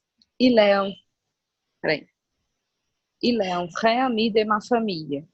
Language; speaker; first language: French; non-native, learner; Portuguese